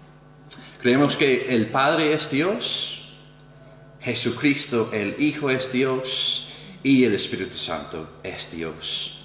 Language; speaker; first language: Spanish; non-native, fluent; English